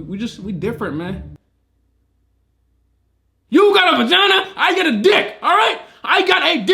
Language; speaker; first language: English; native; English